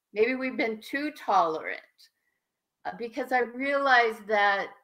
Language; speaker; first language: English; native; English